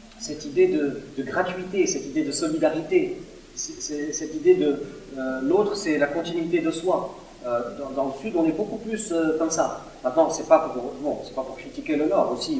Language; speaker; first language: French; non-native, local second language; Arabic